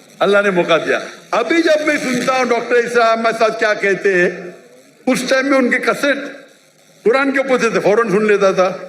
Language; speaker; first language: Urdu; non-native, local second language; Konkani